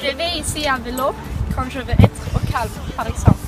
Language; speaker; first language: French; non-native, learner; Swedish